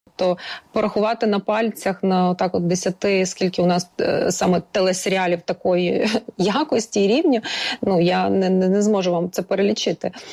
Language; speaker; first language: Ukrainian; native; Ukrainian